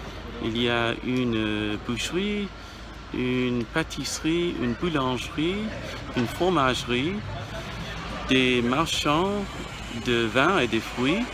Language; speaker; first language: French; non-native, learner; English